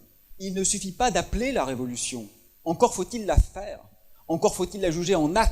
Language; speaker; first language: French; native; French